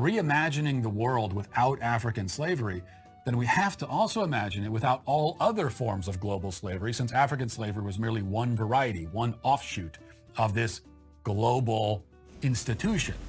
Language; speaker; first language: English; native; English